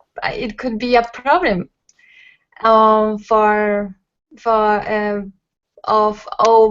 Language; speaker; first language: English; non-native, learner; Spanish